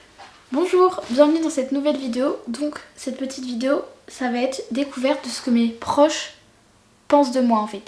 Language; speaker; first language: French; native; French